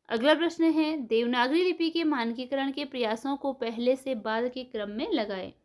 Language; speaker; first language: Hindi; native; Hindi